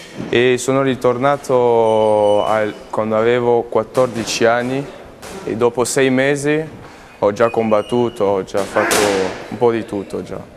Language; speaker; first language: Italian; non-native, fluent; Spanish